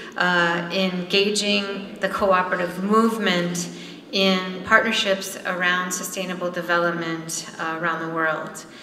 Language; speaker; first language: English; native; English